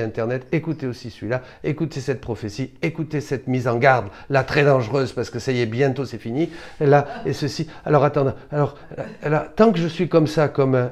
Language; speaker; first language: French; native; French